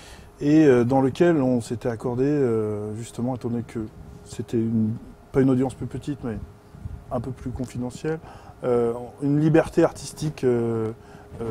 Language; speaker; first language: French; native; French